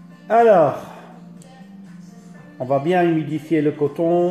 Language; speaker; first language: French; early bilingual, other home language; Italian